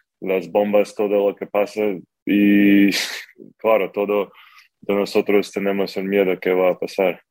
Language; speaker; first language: Spanish; non-native, fluent; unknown